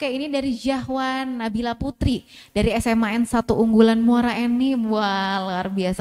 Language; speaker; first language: Indonesian; native; Indonesian